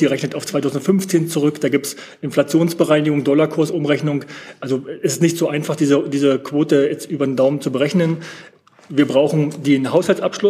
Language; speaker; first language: German; native; German